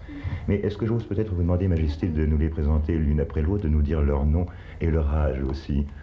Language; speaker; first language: French; native; French